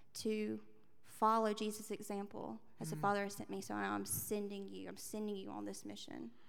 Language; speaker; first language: English; native; English